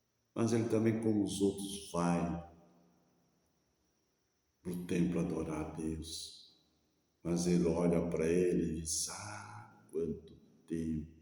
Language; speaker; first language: Portuguese; native; Portuguese